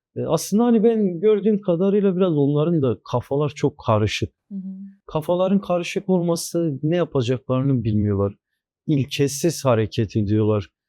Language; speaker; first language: Turkish; non-native, local second language; Kurdish